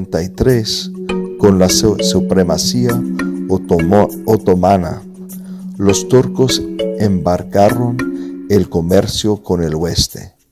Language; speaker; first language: Spanish; non-native, fluent; English